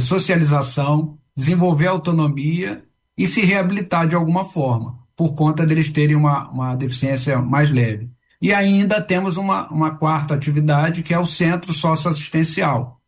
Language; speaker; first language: Portuguese; native; Portuguese